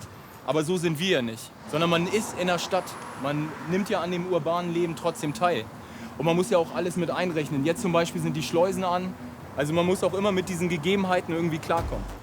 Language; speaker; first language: German; native; German